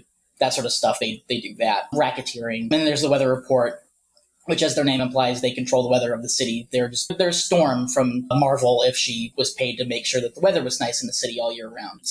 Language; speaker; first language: English; native; English